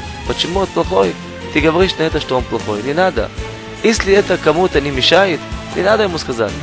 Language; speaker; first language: Russian; non-native, learner; Hebrew